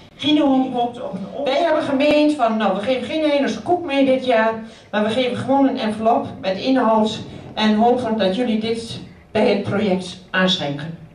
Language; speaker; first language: Dutch; native; Dutch